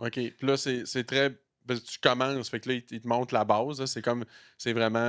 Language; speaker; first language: French; native; French